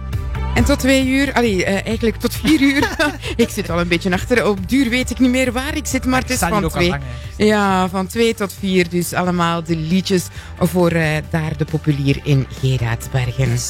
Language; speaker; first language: Dutch; native; Dutch